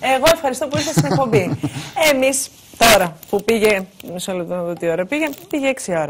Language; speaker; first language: Greek; native; Greek